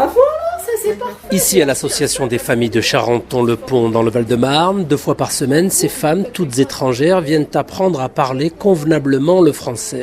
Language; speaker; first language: French; native; French